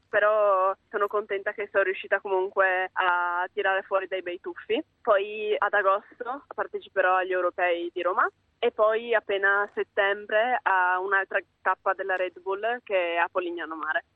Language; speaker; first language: Italian; native; Italian